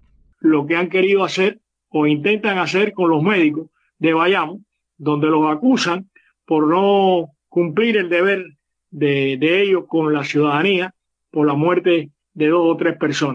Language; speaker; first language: Spanish; native; Spanish